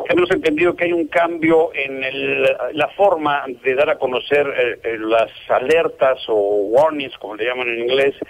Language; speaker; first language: Spanish; native; Spanish